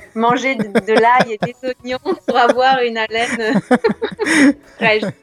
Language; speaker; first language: French; native; French